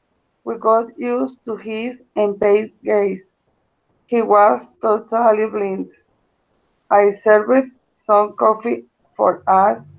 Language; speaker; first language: English; non-native, learner; Spanish